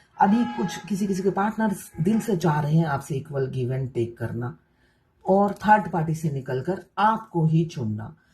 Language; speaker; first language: Hindi; non-native, local second language; Bangla